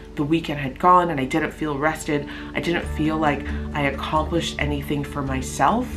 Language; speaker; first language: English; native; English